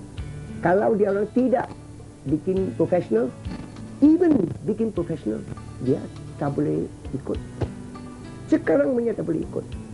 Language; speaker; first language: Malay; non-native, local second language; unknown